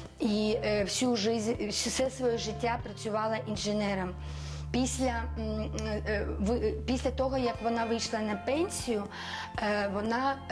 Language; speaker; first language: Ukrainian; non-native, local second language; Russian